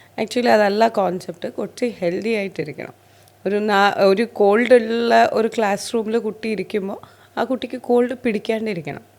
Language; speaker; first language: Malayalam; non-native, local second language; Hindi